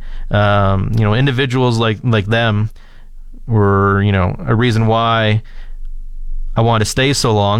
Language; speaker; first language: English; native; English